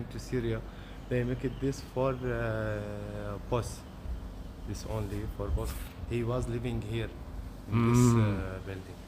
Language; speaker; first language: English; non-native, learner; Arabic